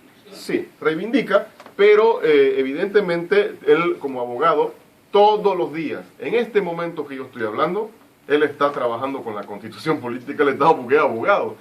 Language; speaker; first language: Spanish; native; Spanish